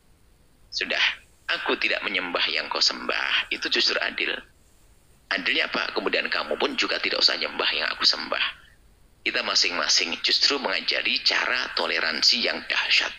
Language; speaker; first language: Indonesian; native; Indonesian